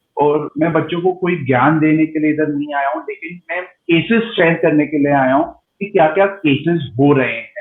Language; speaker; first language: Hindi; non-native, local second language; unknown